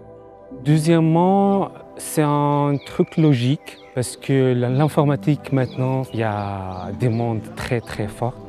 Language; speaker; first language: French; non-native, learner; Arabic